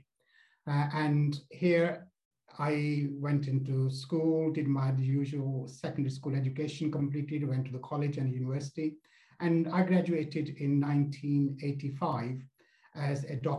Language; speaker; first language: English; non-native, local second language; Punjabi